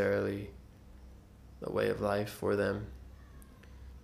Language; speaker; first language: English; native; English